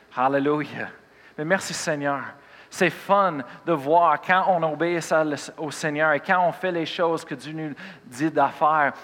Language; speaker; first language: French; non-native, fluent; English